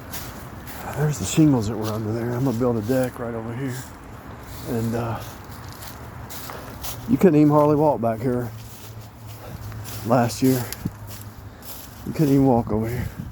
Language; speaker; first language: English; native; English